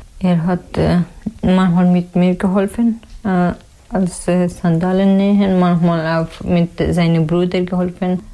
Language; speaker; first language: German; non-native, learner; Persian